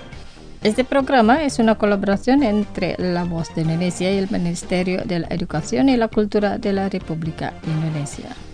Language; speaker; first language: Spanish; non-native, fluent; Indonesian